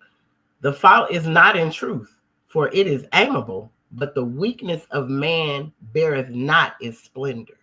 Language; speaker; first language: English; native; English